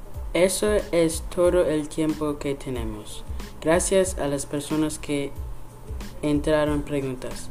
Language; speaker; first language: Spanish; non-native, learner; English